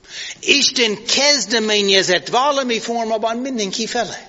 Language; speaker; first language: Hungarian; non-native, fluent; English